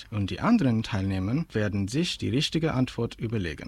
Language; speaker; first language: German; non-native, fluent; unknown